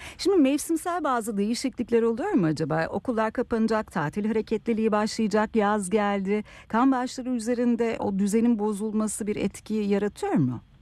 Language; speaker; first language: Turkish; native; Turkish